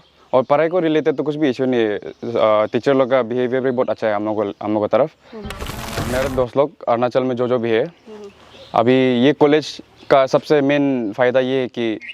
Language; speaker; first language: Hindi; non-native, local second language; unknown